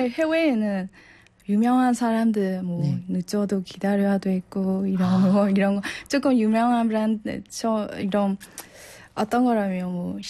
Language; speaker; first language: Korean; non-native, learner; Burmese